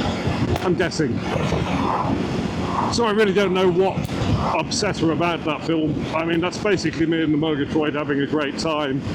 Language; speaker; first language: English; native; English